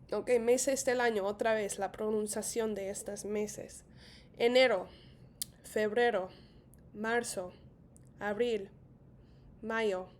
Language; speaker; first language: Spanish; non-native, fluent; English